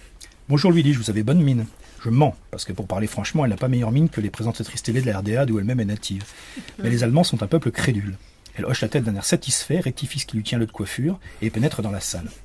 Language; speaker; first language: French; native; French